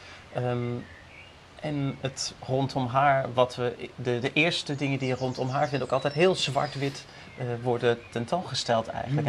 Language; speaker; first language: Dutch; native; Dutch